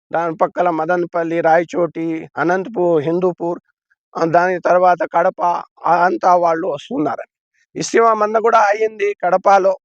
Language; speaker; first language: Telugu; non-native, local second language; Urdu